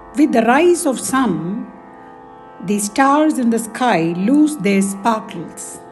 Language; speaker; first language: English; non-native, local second language; Tamil